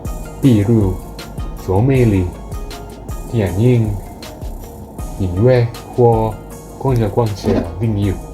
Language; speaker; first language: Chinese; non-native, learner; Indonesian